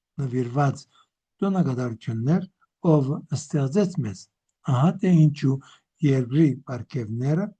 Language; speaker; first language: Armenian; native; Armenian